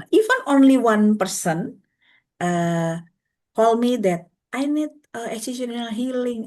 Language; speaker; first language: English; non-native, learner; Indonesian